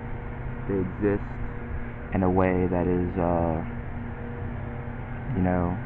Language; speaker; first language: English; native; English